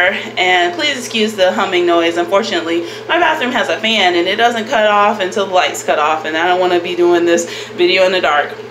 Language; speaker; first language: English; native; English